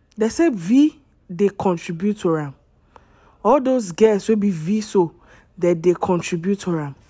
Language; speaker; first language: Nigerian Pidgin; non-native, local second language; Yoruba